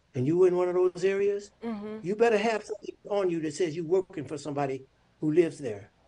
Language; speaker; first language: English; native; English